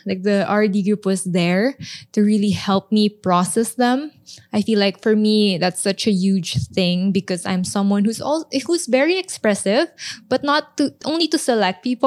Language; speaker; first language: English; non-native, local second language; Filipino